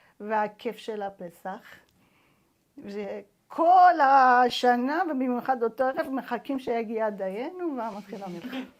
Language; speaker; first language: Hebrew; non-native, fluent; Persian